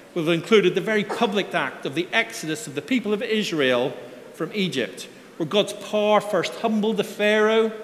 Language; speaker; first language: English; native; English